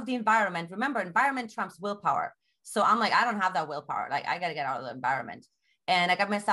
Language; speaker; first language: English; non-native, fluent; German